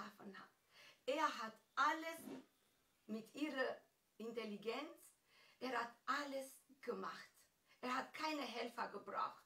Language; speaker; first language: German; non-native, fluent; Albanian